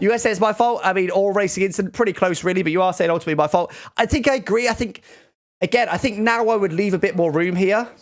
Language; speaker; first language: English; native; English